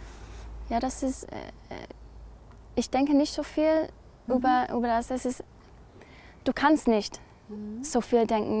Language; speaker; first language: German; non-native, learner; English